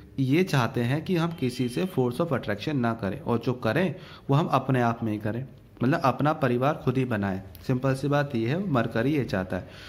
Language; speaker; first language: Hindi; native; Hindi